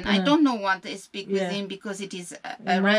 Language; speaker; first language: English; non-native, learner; French